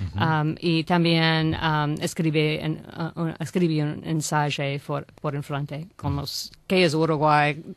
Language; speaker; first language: Spanish; non-native, learner; English